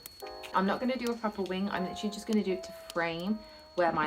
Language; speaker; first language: English; native; English